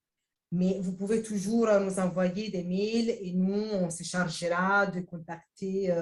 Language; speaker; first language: French; non-native, fluent; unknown